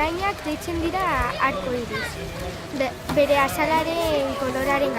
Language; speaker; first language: Basque; non-native, local second language; Spanish